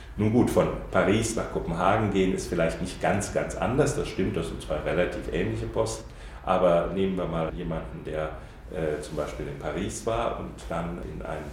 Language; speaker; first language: German; native; German